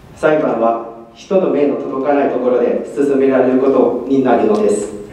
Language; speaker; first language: Japanese; non-native, fluent; Cantonese